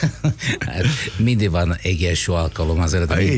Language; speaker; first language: Hungarian; non-native, fluent; Italian